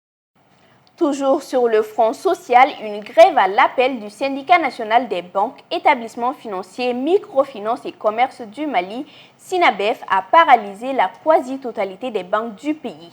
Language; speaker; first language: French; non-native, local second language; Bambara